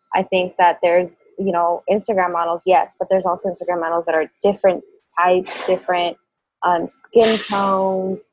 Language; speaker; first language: English; early bilingual, other home language; Spanish